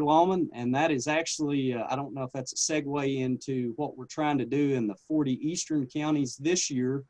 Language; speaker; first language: English; native; English